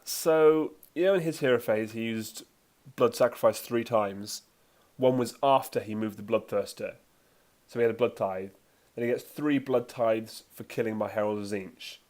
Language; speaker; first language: English; native; English